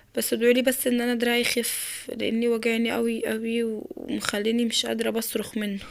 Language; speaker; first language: Egyptian Arabic; native; Egyptian Arabic